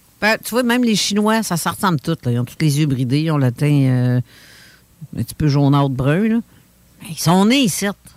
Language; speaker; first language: French; native; French